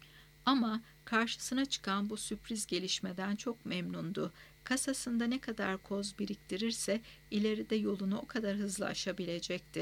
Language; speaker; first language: Turkish; native; Turkish